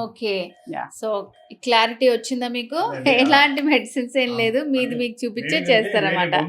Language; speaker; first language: Telugu; native; Telugu